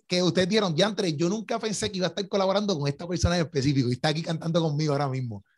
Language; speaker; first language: Spanish; native; Spanish